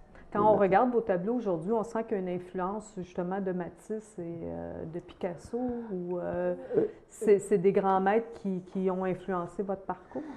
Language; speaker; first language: French; native; French